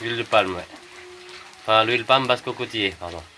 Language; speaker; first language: French; non-native, fluent; Indonesian